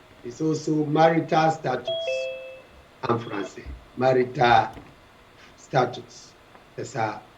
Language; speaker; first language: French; non-native, fluent; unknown